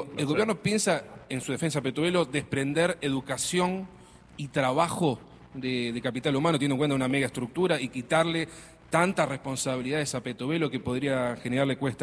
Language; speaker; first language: Spanish; native; Spanish